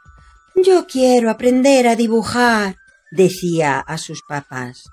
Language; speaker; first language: Spanish; native; Spanish